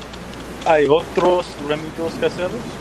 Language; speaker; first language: Spanish; non-native, learner; English